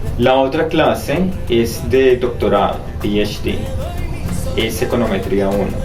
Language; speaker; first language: Spanish; native; Spanish